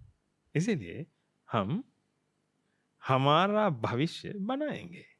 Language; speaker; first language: Hindi; non-native, fluent; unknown